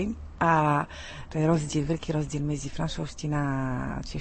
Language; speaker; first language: Czech; early bilingual, heritage; Arabic